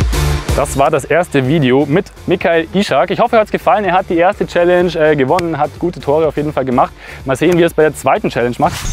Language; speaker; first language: German; native; German